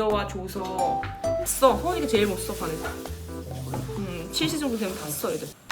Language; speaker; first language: Korean; native; Korean